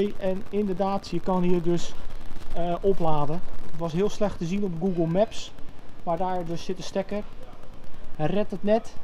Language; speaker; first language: Dutch; native; Dutch